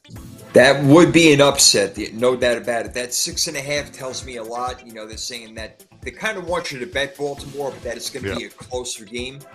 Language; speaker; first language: English; native; English